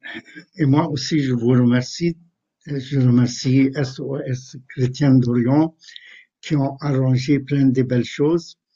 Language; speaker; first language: French; non-native, fluent; Arabic